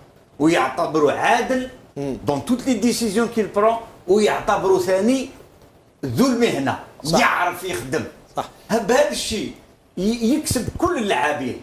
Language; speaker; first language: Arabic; native; Arabic